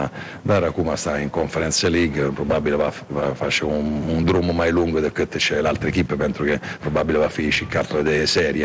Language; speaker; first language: Romanian; non-native, fluent; Italian